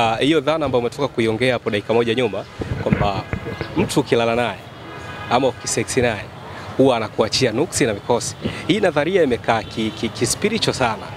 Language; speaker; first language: Swahili; native; Swahili